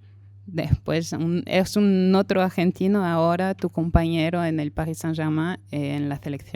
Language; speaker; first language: Spanish; non-native, fluent; French